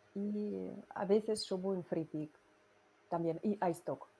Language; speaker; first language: Spanish; non-native, fluent; Russian